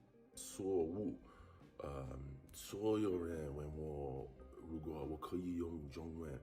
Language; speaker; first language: Chinese; non-native, learner; English